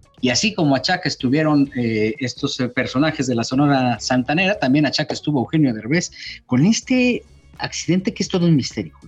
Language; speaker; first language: Spanish; native; Spanish